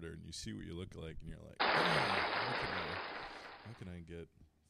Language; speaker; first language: English; native; English